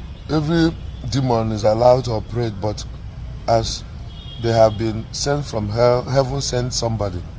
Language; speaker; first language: English; non-native, local second language; Igbo